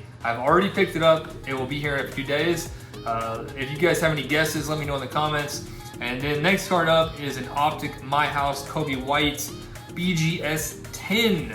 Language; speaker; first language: English; native; English